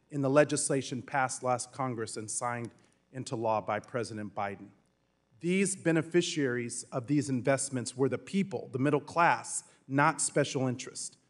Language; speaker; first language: English; native; English